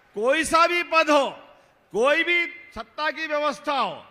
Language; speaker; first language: Hindi; native; Hindi